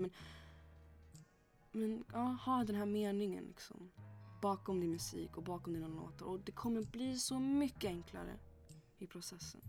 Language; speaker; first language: Swedish; early bilingual, other home language; English